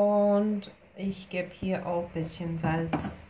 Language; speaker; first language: German; non-native, fluent; Persian